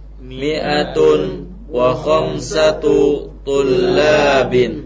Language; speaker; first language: Arabic; non-native, learner; Indonesian